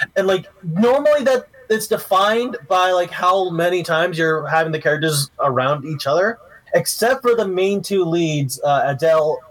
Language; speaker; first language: English; early bilingual, heritage; Spanish